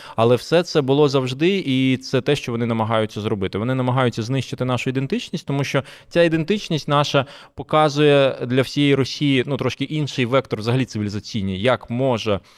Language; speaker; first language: Ukrainian; non-native, local second language; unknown